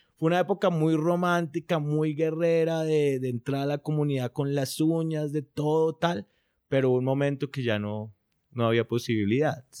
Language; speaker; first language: Spanish; native; Spanish